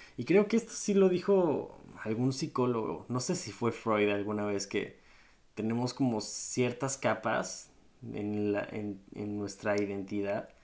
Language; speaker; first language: Spanish; native; Spanish